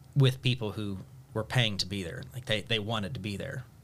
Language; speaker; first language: English; native; English